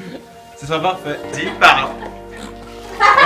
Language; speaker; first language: French; native; French